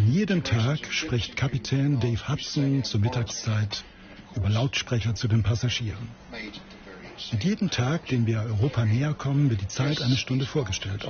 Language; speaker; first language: German; native; German